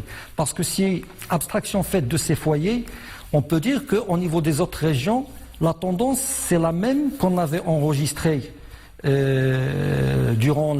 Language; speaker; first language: French; non-native, local second language; Arabic